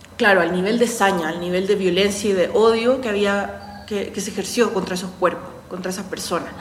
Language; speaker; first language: Spanish; native; Spanish